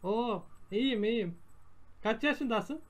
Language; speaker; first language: Turkish; non-native, learner; Indonesian